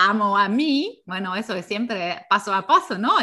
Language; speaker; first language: Spanish; non-native, fluent; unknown